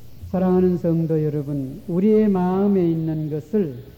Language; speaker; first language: Korean; native; Korean